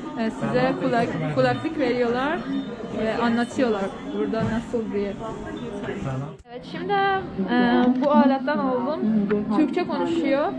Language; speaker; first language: Turkish; non-native, learner; Persian